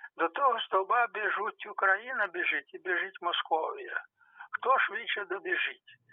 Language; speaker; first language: Ukrainian; native; Ukrainian